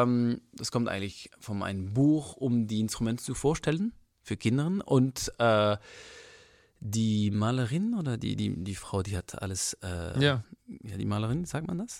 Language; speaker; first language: German; non-native, fluent; French